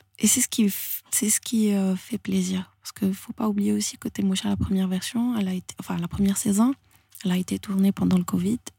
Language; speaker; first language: French; non-native, local second language; Arabic